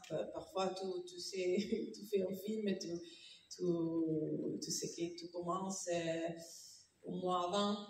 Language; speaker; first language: French; non-native, learner; Italian